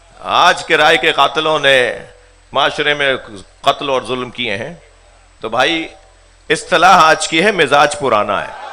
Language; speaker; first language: Urdu; non-native, local second language; Sindhi